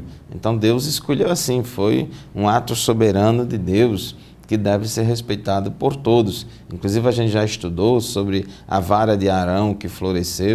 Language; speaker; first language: Portuguese; native; Portuguese